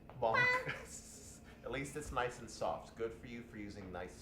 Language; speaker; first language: English; native; English